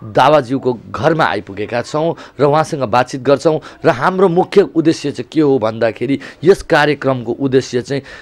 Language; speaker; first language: Nepali; native; Nepali